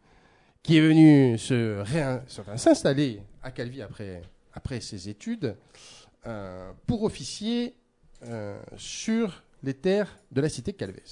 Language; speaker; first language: French; native; French